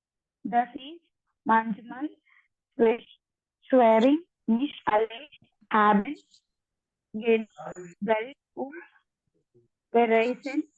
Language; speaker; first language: German; non-native, learner; Malayalam